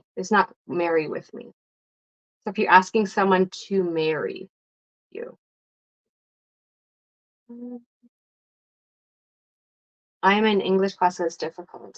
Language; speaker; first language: English; non-native, fluent; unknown